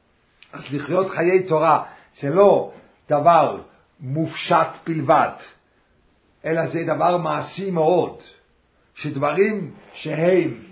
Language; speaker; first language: Hebrew; non-native, fluent; English